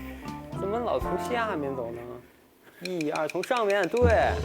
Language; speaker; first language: Chinese; native; Chinese